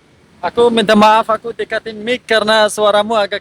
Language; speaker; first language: Indonesian; non-native, fluent; Persian